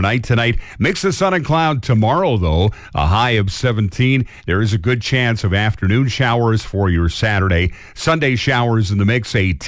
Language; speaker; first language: English; native; English